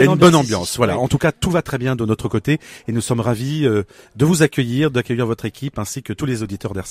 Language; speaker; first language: French; native; French